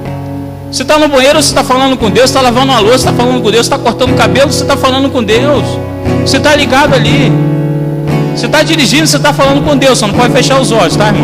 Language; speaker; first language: Portuguese; native; Portuguese